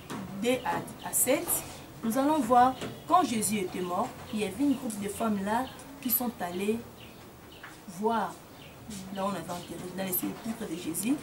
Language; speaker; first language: French; non-native, local second language; Lingala